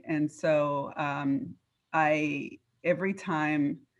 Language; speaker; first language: English; non-native, fluent; Spanish